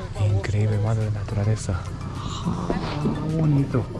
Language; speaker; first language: Spanish; non-native, learner; Japanese